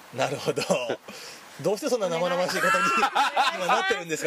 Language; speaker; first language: Japanese; native; Japanese